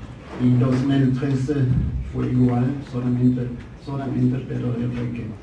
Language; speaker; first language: Spanish; non-native, fluent; German